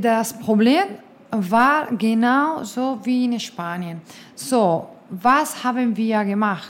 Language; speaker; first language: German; non-native, fluent; Spanish